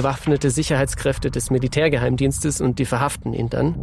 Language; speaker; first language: German; native; German